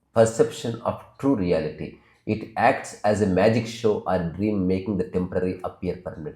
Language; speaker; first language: English; non-native, local second language; Telugu